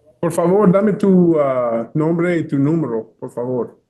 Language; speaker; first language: Spanish; early bilingual, heritage; English